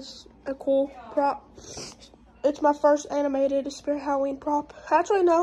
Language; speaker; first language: English; native; English